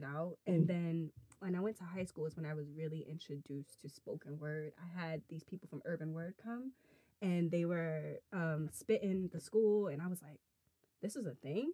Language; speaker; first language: English; native; English